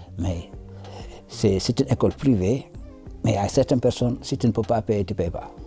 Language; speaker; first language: French; non-native, local second language; Wolof